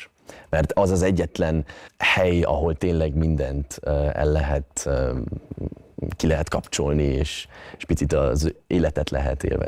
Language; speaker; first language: Hungarian; early bilingual, heritage; Hungarian